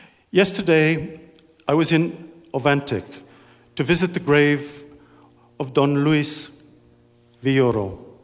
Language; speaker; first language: English; native; English